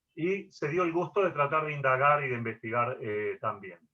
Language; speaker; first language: Spanish; native; Spanish